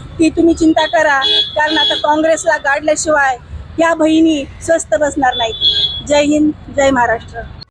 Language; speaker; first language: Marathi; native; Marathi